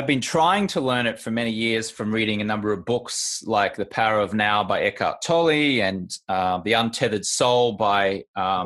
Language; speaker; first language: English; native; English